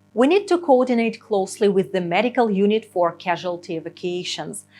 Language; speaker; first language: English; non-native, fluent; Ukrainian